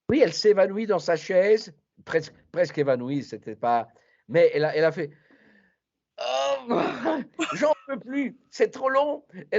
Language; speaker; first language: French; non-native, fluent; Italian